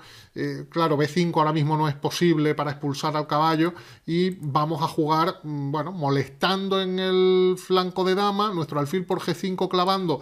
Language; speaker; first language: Spanish; native; Spanish